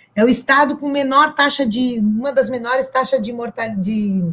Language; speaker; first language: Portuguese; native; Portuguese